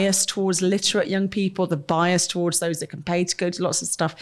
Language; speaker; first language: English; native; English